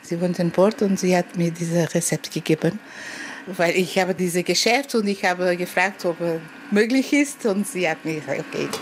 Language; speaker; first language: German; non-native, learner; Portuguese